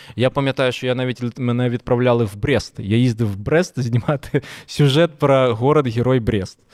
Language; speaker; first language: Ukrainian; non-native, local second language; Russian